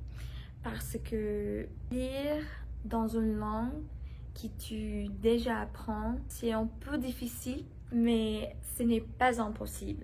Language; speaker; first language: French; non-native, learner; English